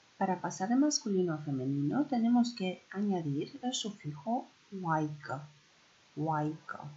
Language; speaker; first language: Spanish; non-native, fluent; Romanian